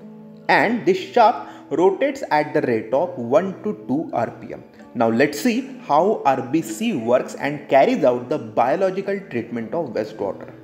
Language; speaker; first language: English; non-native, local second language; Hindi